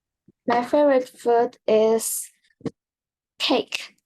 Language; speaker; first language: English; non-native, learner; Chinese